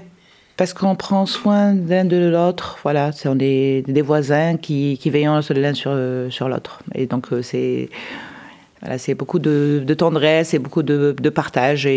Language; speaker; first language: French; early bilingual, other home language; Arabic